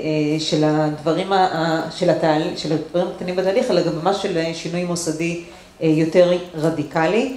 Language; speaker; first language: Hebrew; native; Hebrew